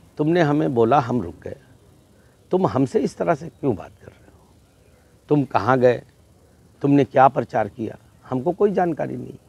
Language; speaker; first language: Hindi; native; Hindi